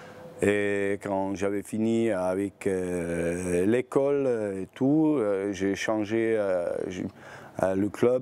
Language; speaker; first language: French; non-native, learner; Bosnian